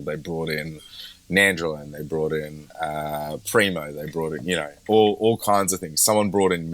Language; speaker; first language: English; native; English